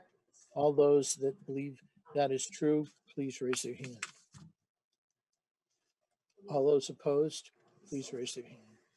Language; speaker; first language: English; native; English